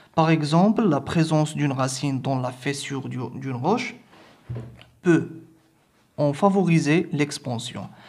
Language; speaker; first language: French; non-native, local second language; Arabic